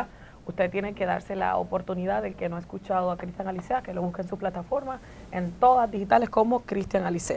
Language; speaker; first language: Spanish; native; Spanish